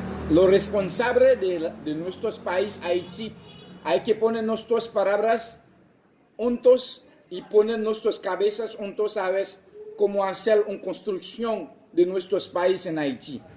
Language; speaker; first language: Spanish; non-native, local second language; Haitian Creole